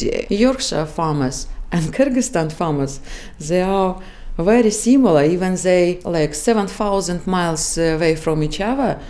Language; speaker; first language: English; non-native, fluent; Kyrgyz